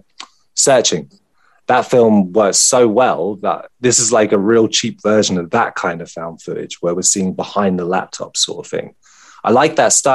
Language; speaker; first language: English; native; English